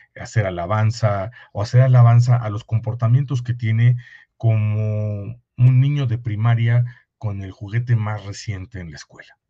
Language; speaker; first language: Spanish; native; Spanish